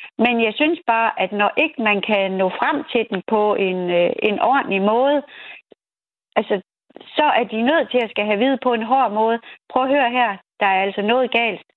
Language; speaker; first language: Danish; native; Danish